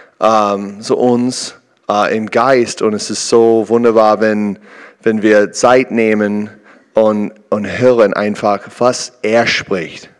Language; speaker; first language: German; non-native, learner; English